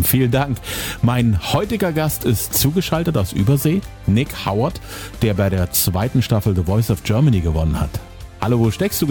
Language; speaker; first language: German; native; German